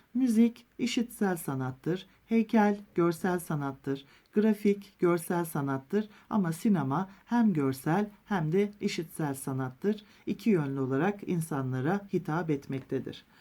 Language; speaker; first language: Turkish; native; Turkish